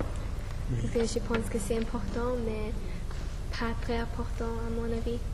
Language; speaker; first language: French; non-native, learner; English